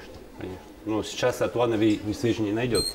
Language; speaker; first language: Russian; non-native, learner; Italian